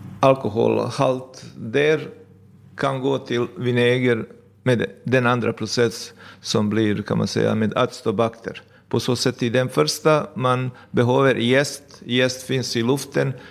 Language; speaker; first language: Swedish; non-native, fluent; Bosnian